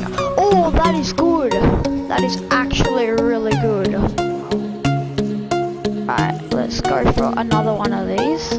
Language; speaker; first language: English; native; English